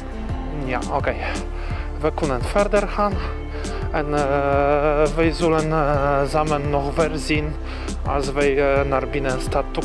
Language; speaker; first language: Dutch; non-native, learner; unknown